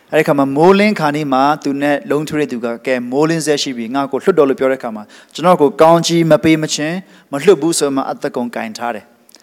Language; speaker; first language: Burmese; non-native, local second language; Hakha Chin